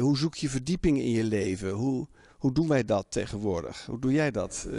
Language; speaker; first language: Dutch; native; Dutch